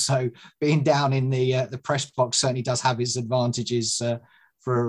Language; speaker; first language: English; native; English